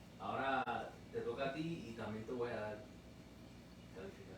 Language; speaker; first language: Spanish; native; Spanish